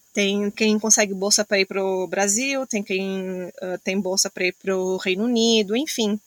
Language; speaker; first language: Portuguese; native; Portuguese